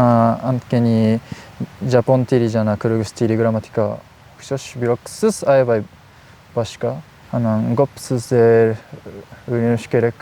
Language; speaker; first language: Kyrgyz; non-native, learner; Japanese